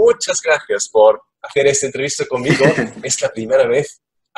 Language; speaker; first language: Spanish; non-native, learner; German